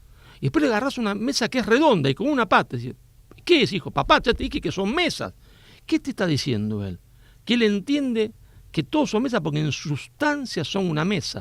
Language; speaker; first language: Spanish; native; Spanish